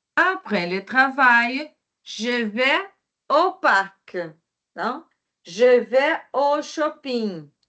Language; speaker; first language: French; non-native, fluent; Portuguese